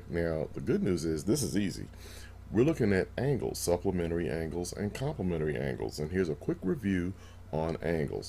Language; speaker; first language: English; native; English